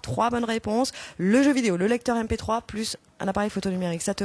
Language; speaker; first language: French; native; French